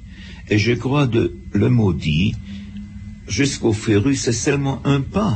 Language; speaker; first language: French; non-native, fluent; German